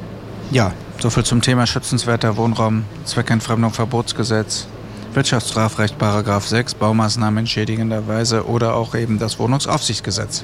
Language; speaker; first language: German; native; German